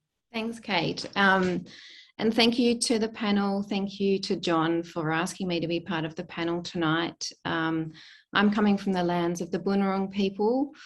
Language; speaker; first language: English; native; English